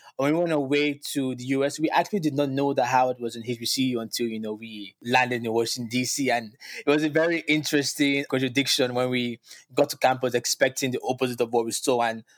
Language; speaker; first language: English; non-native, local second language; Yoruba